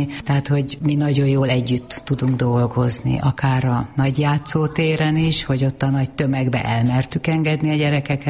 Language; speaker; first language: Hungarian; native; Hungarian